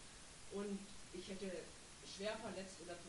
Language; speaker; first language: German; native; German